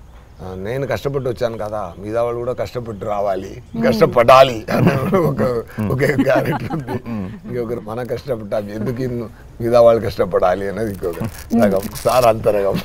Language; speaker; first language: Telugu; non-native, fluent; Tamil